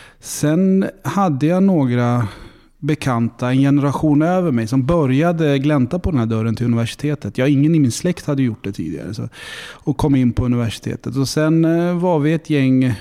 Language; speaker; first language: Swedish; early bilingual, other home language; Turkish